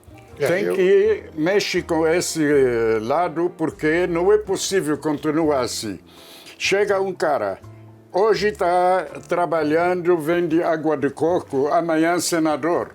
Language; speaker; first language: Portuguese; non-native, fluent; Arabic